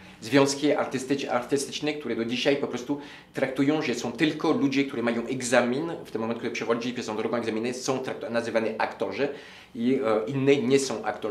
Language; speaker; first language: Polish; non-native, learner; French